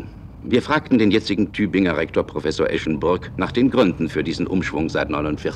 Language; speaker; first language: German; native; German